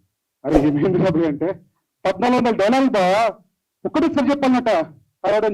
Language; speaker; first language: Telugu; native; Telugu